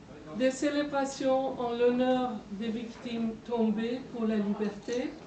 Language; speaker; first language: French; non-native, fluent; Persian